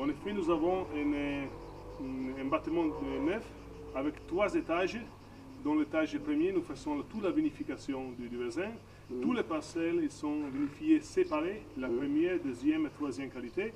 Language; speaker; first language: French; non-native, fluent; Italian